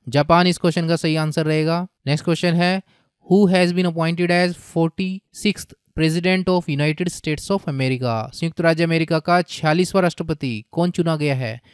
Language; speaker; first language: Hindi; native; Hindi